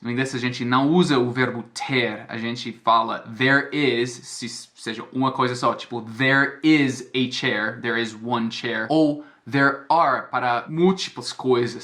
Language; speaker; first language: Portuguese; non-native, fluent; English